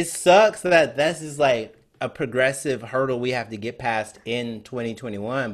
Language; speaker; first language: English; native; English